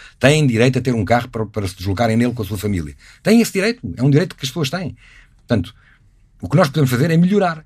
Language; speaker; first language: Portuguese; native; Portuguese